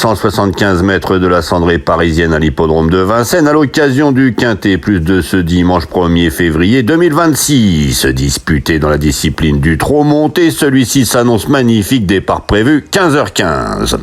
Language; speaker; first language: French; native; French